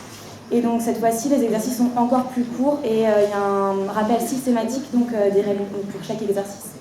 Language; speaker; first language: French; native; French